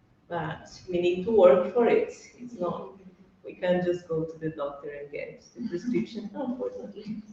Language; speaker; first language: English; non-native, fluent; Portuguese